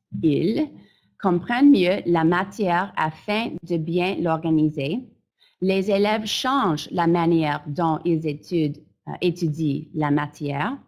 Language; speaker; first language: French; non-native, fluent; English